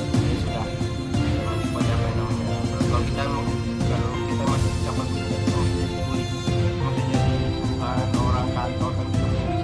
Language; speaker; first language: Indonesian; native; Indonesian